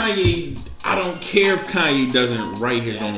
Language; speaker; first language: English; native; English